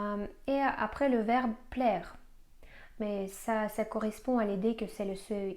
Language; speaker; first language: French; non-native, fluent; Russian